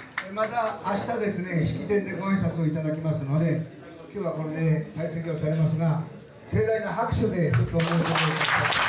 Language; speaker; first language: Japanese; native; Japanese